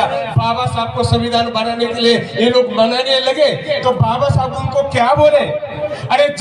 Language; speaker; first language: Hindi; native; Hindi